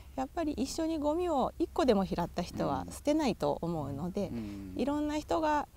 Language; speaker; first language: Japanese; native; Japanese